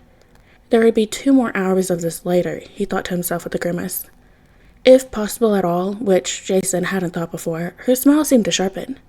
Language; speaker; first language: English; native; English